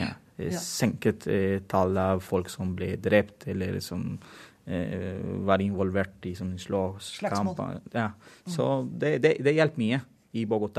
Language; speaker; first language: Norwegian; non-native, fluent; Spanish